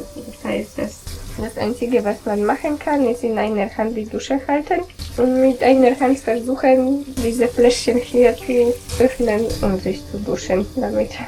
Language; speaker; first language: German; non-native, fluent; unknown